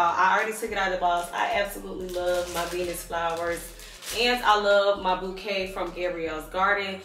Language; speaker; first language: English; native; English